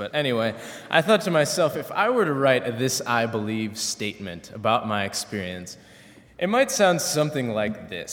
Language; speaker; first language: English; native; English